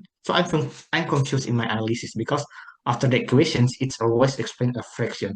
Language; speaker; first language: English; non-native, learner; Indonesian